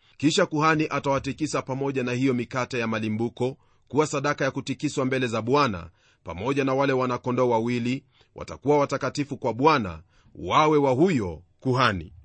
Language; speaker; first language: Swahili; non-native, local second language; Luyia